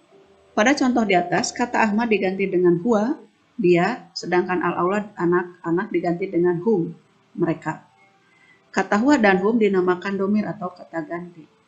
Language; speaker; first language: Indonesian; native; Indonesian